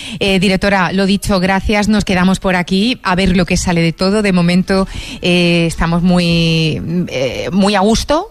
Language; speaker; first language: Spanish; native; Spanish